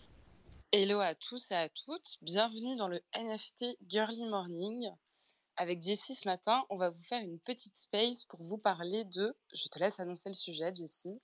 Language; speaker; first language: French; native; French